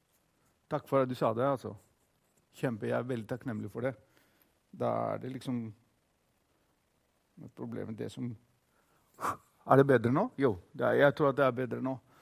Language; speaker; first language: Norwegian; non-native, fluent; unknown